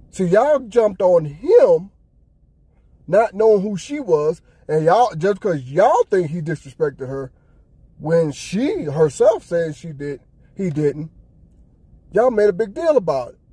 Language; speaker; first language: English; native; English